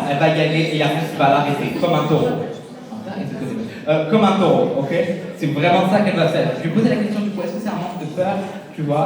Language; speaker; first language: French; native; French